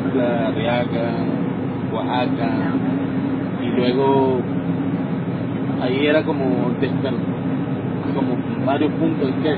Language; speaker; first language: Spanish; native; Spanish